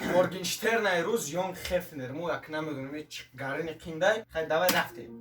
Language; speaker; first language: Tajik; early bilingual, heritage; Tajik